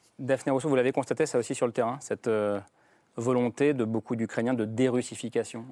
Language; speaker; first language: French; native; French